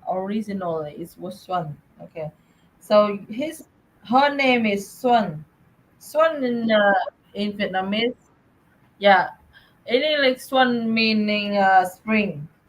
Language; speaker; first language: English; non-native, learner; Vietnamese